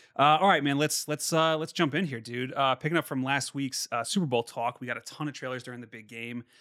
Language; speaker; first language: English; native; English